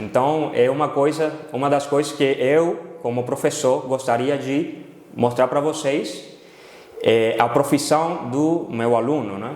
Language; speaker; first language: Portuguese; non-native, fluent; Spanish